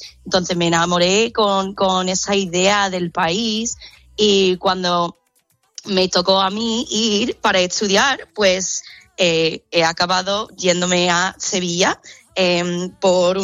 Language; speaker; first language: Spanish; non-native, fluent; English